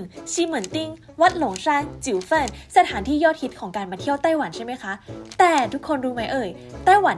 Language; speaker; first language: Thai; native; Thai